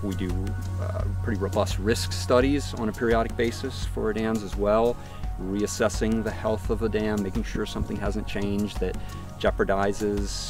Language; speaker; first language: English; native; English